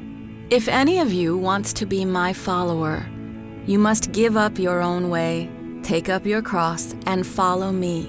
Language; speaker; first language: English; native; English